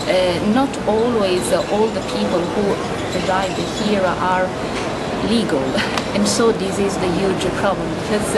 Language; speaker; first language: English; non-native, fluent; Italian